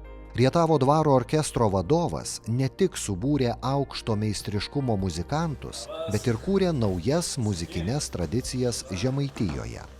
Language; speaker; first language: Lithuanian; native; Lithuanian